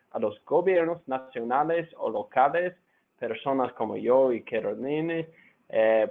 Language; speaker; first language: Spanish; non-native, fluent; English